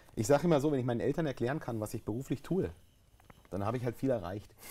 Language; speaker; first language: German; native; German